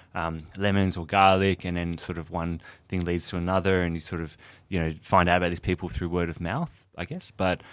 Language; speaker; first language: English; native; English